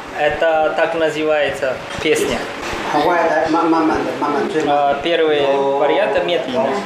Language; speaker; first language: Russian; non-native, learner; Chinese